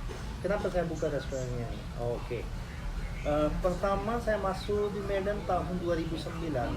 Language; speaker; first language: Indonesian; non-native, learner; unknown